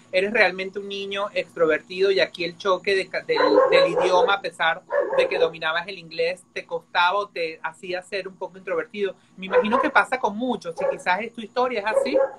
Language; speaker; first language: Spanish; native; Spanish